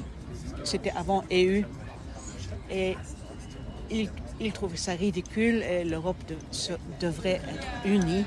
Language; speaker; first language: French; non-native, fluent; German